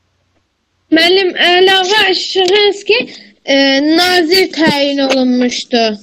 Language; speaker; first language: Azerbaijani; native; Azerbaijani